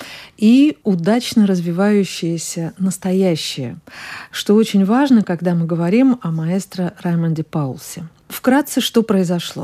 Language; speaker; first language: Russian; native; Russian